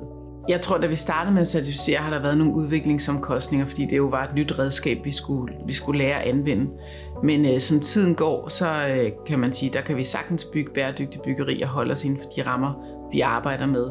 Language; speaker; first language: Danish; native; Danish